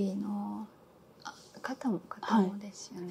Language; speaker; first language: Japanese; non-native, learner; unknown